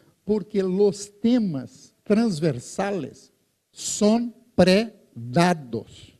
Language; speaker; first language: Spanish; non-native, fluent; Portuguese